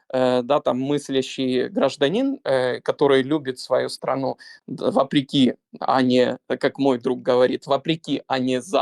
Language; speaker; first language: Russian; native; Russian